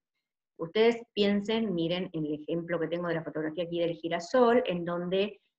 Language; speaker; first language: Spanish; native; Spanish